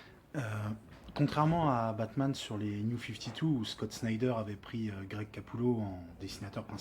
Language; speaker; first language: French; native; French